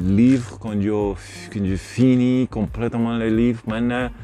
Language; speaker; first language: French; non-native, learner; Spanish